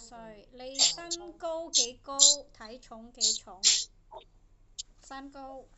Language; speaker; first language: Cantonese; native; Cantonese